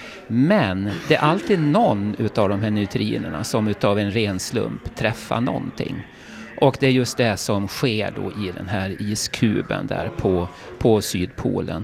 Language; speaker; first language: Swedish; native; Swedish